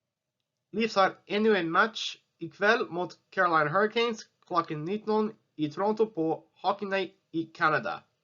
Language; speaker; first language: Swedish; non-native, learner; English